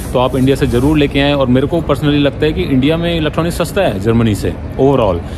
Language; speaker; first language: Hindi; native; Hindi